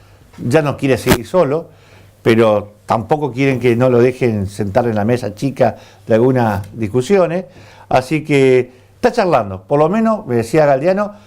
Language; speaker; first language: Spanish; native; Spanish